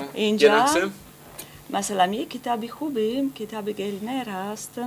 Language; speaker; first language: Persian; non-native, learner; German